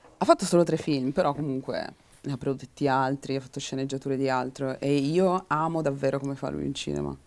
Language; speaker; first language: Italian; early bilingual, other home language; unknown